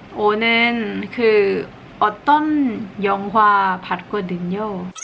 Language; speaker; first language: Korean; non-native, learner; Thai